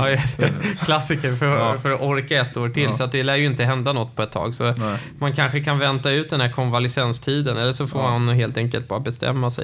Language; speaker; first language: Swedish; native; Swedish